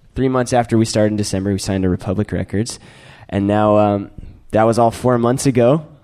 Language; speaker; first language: English; native; English